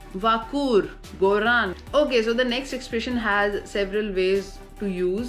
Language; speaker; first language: English; non-native, local second language; Hindi